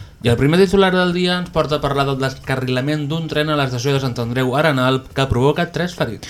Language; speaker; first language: Catalan; native; Catalan